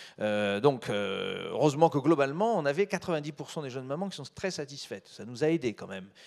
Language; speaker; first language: French; native; French